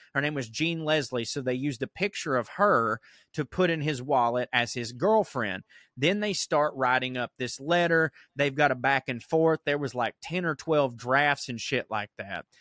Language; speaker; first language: English; native; English